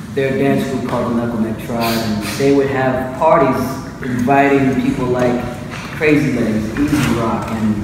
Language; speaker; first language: English; native; English